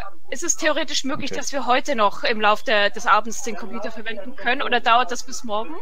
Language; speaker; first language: German; native; German